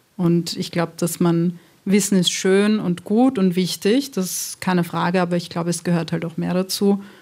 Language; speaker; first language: German; early bilingual, other home language; Serbian